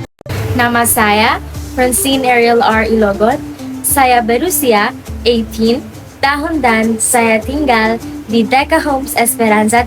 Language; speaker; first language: Indonesian; non-native, learner; Filipino